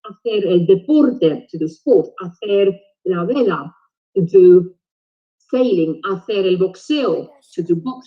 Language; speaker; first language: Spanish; non-native, fluent; English